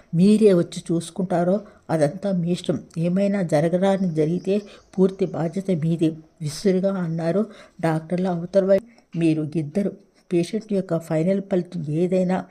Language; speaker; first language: Telugu; native; Telugu